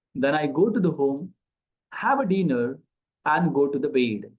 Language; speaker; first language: English; non-native, local second language; Marathi